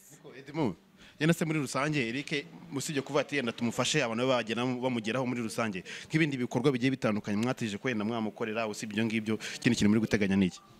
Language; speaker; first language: Kinyarwanda; native; Kinyarwanda